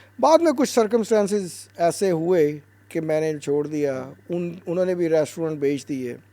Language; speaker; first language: Urdu; native; Urdu